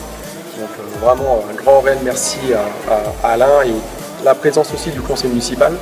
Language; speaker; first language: French; native; French